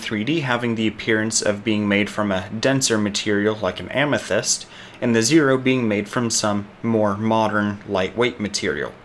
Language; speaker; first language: English; native; English